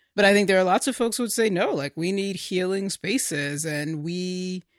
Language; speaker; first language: English; native; English